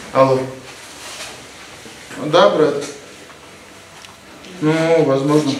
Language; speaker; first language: Russian; non-native, local second language; Kyrgyz